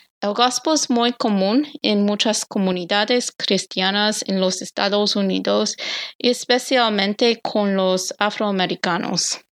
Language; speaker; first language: Spanish; non-native, learner; English